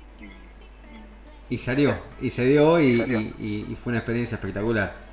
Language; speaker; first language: Spanish; native; Spanish